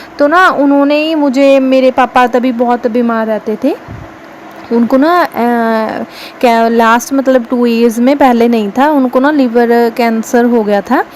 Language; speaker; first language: Hindi; non-native, local second language; Punjabi